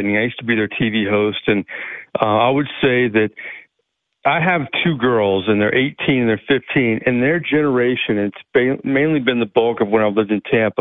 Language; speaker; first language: English; native; English